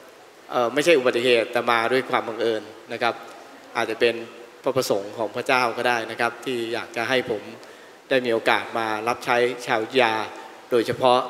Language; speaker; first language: Thai; native; Thai